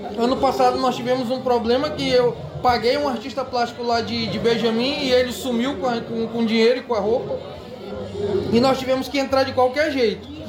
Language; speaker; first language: Portuguese; native; Portuguese